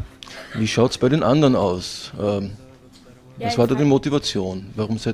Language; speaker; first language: German; native; German